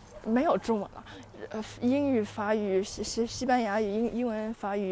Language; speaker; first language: Chinese; early bilingual, heritage; Chinese